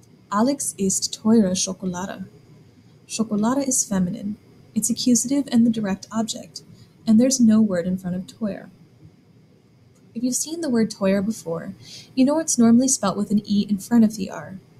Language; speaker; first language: English; native; English